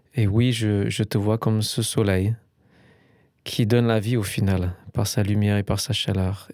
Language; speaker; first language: French; non-native, fluent; English